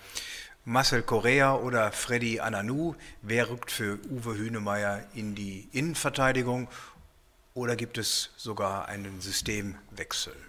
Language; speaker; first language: German; native; German